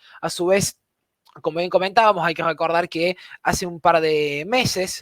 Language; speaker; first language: Spanish; native; Spanish